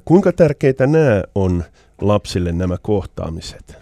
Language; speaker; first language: Finnish; native; Finnish